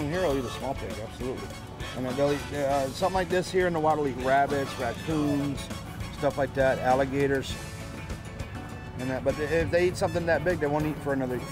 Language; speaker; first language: English; native; English